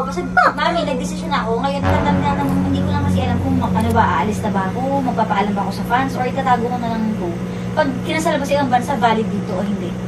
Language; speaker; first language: Filipino; native; Filipino